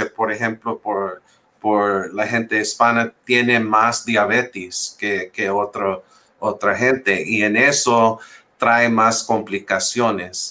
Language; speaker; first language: Spanish; early bilingual, heritage; English